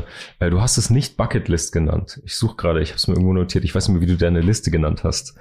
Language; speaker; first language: German; native; German